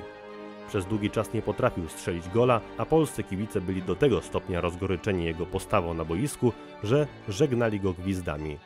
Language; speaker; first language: Polish; native; Polish